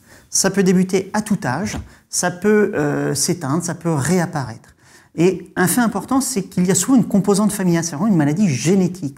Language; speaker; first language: French; native; French